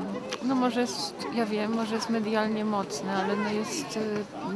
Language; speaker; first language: Polish; native; Polish